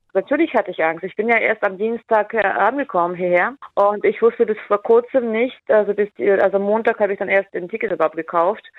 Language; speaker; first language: German; non-native, fluent; Ukrainian